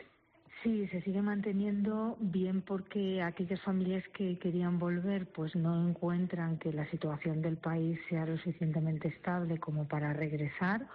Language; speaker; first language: Spanish; native; Spanish